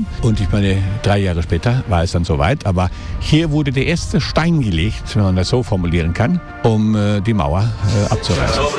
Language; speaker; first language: German; non-native, fluent; Icelandic